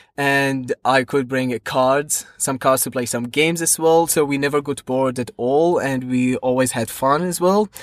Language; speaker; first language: English; non-native, fluent; Arabic